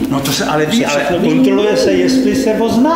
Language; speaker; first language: Czech; native; Czech